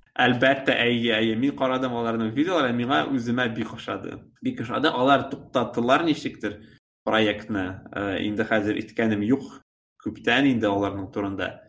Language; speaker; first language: Tatar; native; Tatar